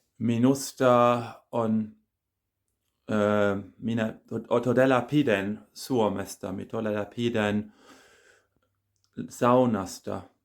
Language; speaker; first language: Finnish; non-native, learner; German